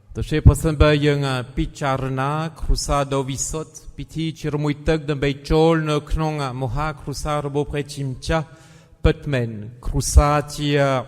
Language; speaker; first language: Khmer; non-native, fluent; French